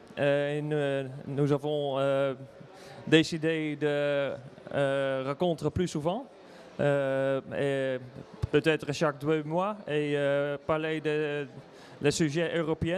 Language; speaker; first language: French; non-native, learner; Dutch